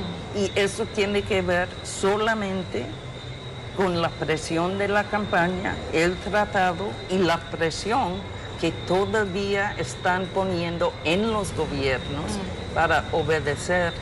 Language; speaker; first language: Spanish; non-native, fluent; English